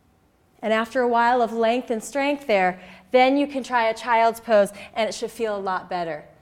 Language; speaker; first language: English; native; English